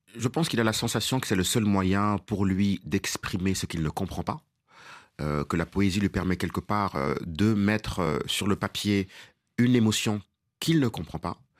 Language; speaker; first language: French; non-native, local second language; Wolof